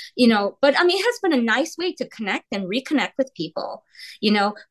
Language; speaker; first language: English; early bilingual, heritage; Korean